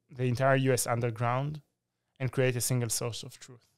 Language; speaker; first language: English; non-native, fluent; Hebrew